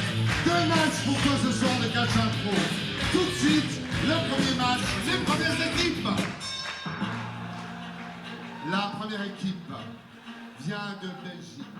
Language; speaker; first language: French; native; French